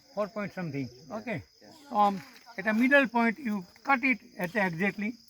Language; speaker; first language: English; non-native, local second language; Gujarati